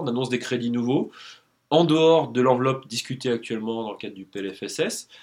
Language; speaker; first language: French; native; French